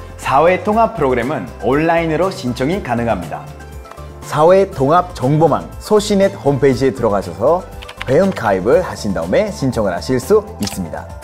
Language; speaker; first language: Korean; non-native, fluent; Spanish